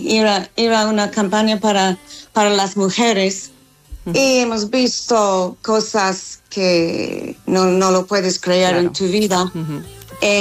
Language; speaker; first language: Spanish; non-native, learner; English